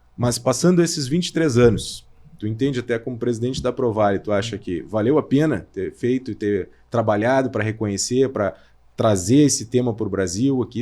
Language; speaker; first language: Portuguese; native; Portuguese